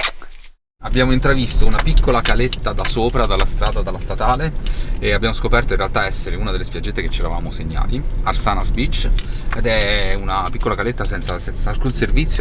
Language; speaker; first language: Italian; native; Italian